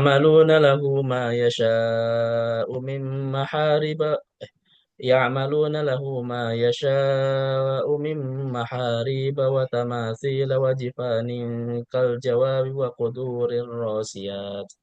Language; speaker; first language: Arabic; non-native, fluent; Indonesian